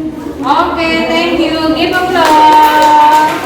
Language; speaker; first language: English; non-native, learner; Indonesian